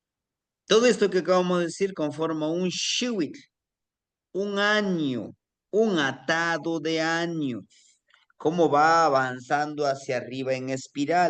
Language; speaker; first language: Spanish; native; Spanish